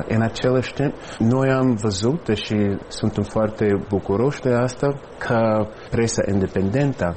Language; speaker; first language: Romanian; non-native, fluent; English